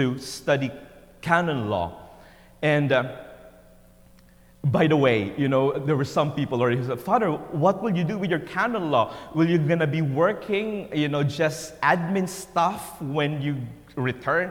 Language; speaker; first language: English; non-native, local second language; Filipino